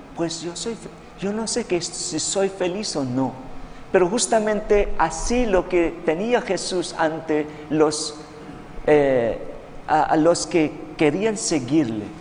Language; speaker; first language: Spanish; non-native, fluent; Filipino